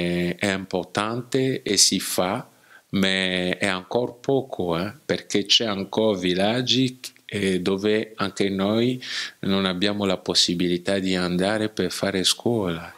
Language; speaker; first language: Italian; non-native, learner; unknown